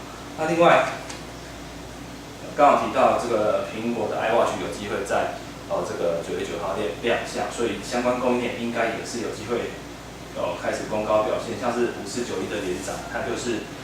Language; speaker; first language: Chinese; native; Chinese